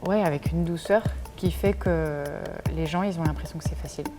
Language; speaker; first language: French; native; French